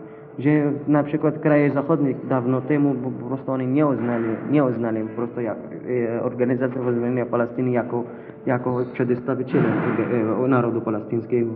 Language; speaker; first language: Polish; non-native, fluent; Arabic